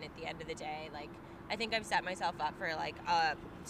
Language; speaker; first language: English; native; English